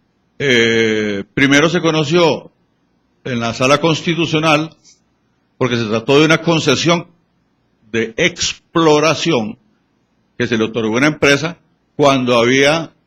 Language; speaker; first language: Spanish; native; Spanish